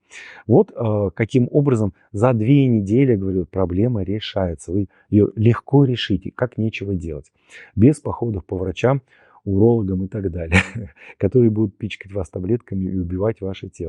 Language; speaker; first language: Russian; native; Russian